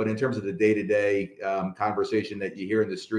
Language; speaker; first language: English; native; English